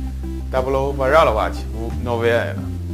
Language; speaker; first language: Russian; non-native, learner; Chinese